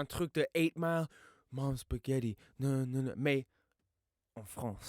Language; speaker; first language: French; non-native, fluent; English